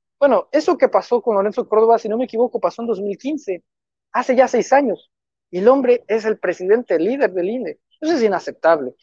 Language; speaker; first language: Spanish; native; Spanish